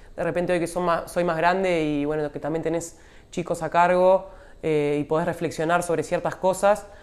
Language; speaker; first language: Spanish; native; Spanish